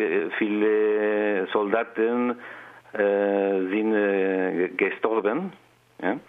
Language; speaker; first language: German; non-native, learner; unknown